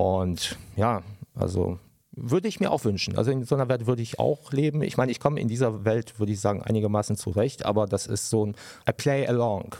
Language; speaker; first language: German; early bilingual, other home language; Polish